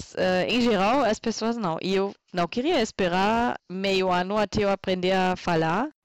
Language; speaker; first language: Portuguese; non-native, fluent; German